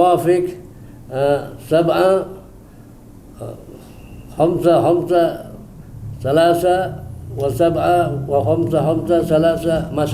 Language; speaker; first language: Arabic; non-native, learner; Indonesian